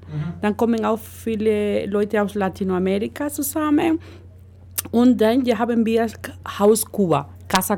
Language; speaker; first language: German; non-native, learner; Spanish